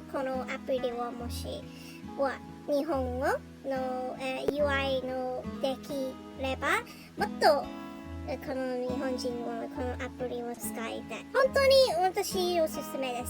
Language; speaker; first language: Japanese; non-native, learner; English